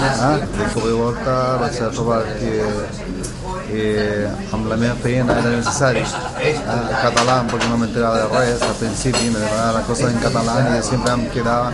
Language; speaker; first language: Catalan; non-native, learner; Spanish